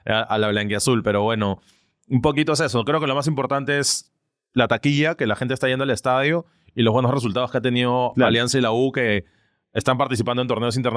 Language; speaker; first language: Spanish; native; Spanish